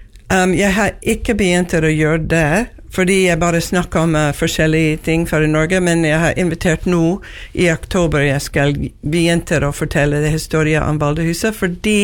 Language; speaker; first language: Norwegian; non-native, learner; English